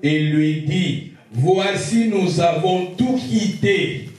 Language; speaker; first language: French; non-native, local second language; Lingala